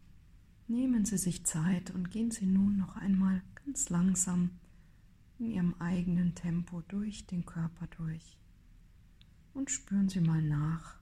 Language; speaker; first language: German; native; German